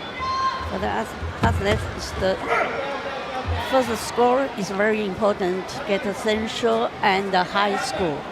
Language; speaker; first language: English; non-native, learner; Chinese